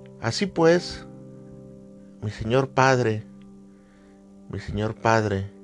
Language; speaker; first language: Spanish; native; Spanish